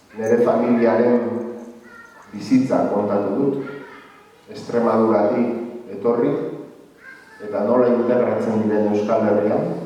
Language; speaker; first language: Basque; non-native, local second language; Spanish